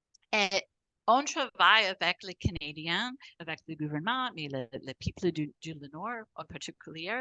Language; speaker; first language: French; non-native, fluent; English